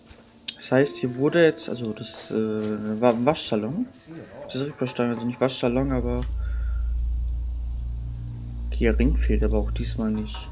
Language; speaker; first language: German; native; German